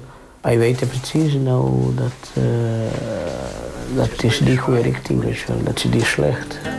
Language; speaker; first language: Dutch; non-native, learner; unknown